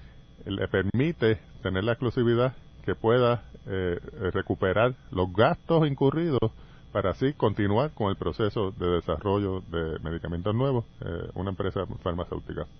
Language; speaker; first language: Spanish; native; Spanish